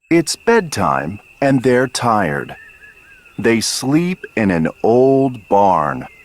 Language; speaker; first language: English; non-native, learner; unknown